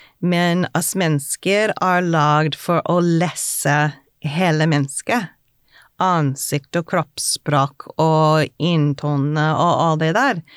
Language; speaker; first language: Norwegian; non-native, fluent; English